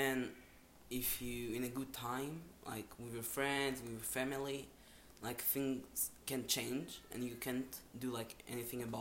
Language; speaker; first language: English; non-native, fluent; Hebrew